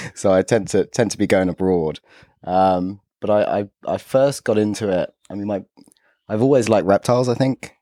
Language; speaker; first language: English; native; English